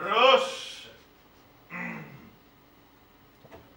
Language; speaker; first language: Polish; non-native, fluent; Kurdish